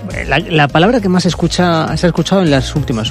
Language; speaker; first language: Spanish; native; Spanish